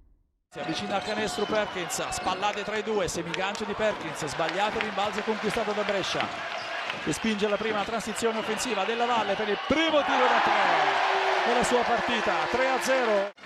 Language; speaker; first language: Italian; native; Italian